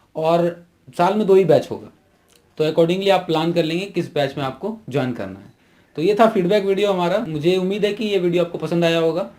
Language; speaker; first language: Hindi; native; Hindi